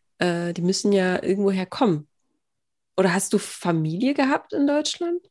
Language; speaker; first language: German; native; German